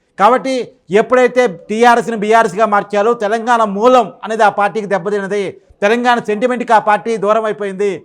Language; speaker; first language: Telugu; native; Telugu